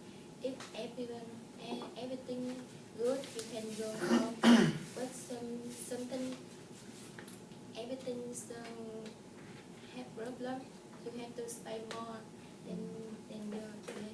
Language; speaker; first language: English; non-native, learner; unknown